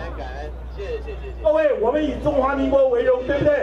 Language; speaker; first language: Chinese; native; Chinese